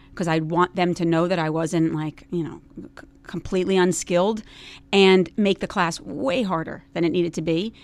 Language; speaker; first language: English; native; English